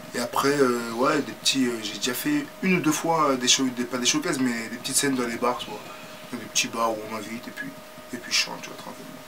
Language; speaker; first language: French; native; French